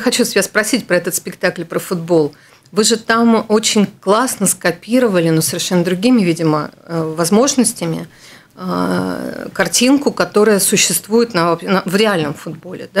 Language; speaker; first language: Russian; native; Russian